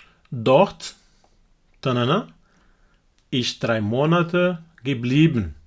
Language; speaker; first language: German; non-native, fluent; Portuguese